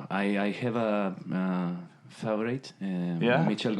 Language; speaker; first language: English; non-native, learner; Spanish